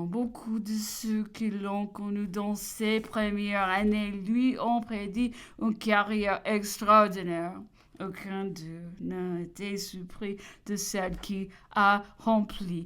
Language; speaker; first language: French; non-native, learner; English